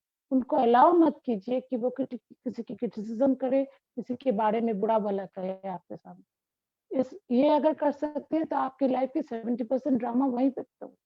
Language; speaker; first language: Hindi; non-native, local second language; Bangla